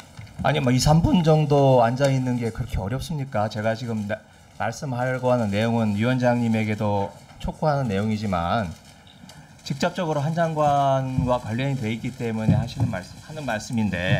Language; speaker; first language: Korean; native; Korean